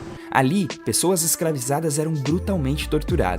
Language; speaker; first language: Portuguese; native; Portuguese